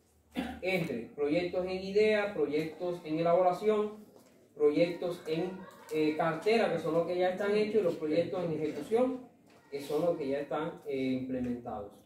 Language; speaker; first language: Spanish; native; Spanish